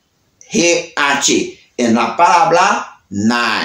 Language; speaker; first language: Spanish; non-native, learner; Haitian Creole